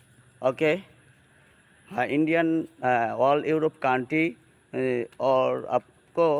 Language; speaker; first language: Hindi; non-native, learner; Bangla